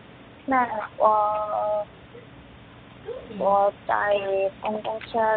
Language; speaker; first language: Chinese; non-native, learner; Korean